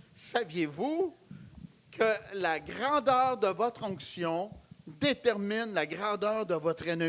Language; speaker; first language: French; native; French